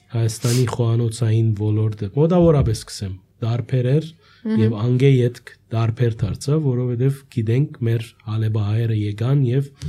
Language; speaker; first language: Armenian; early bilingual, heritage; Armenian